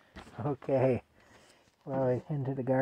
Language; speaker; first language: English; native; English